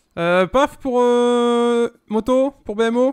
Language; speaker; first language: French; native; French